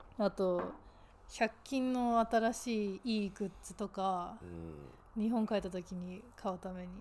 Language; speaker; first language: Japanese; native; Japanese